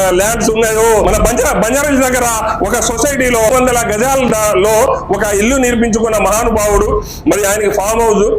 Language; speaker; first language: Telugu; native; Telugu